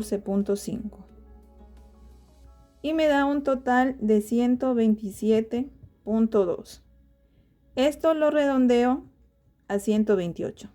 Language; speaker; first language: Spanish; native; Spanish